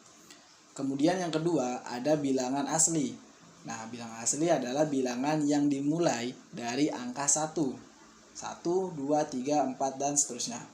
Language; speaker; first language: Indonesian; native; Indonesian